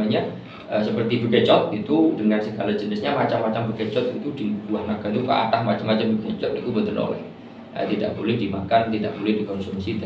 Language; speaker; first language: Indonesian; non-native, local second language; Javanese